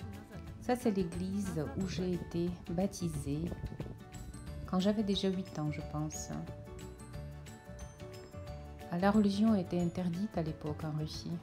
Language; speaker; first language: French; non-native, fluent; Russian